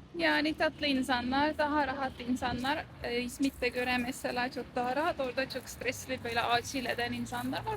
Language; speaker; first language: Turkish; non-native, fluent; Estonian